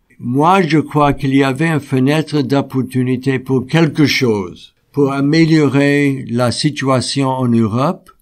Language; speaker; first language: French; non-native, fluent; English